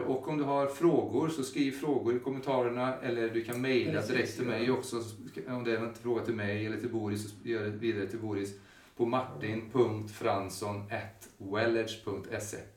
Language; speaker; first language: Swedish; native; Swedish